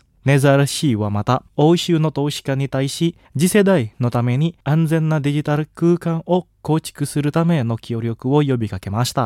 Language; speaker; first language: Japanese; non-native, fluent; Indonesian